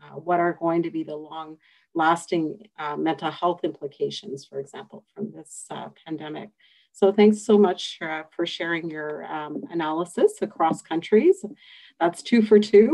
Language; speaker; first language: English; native; English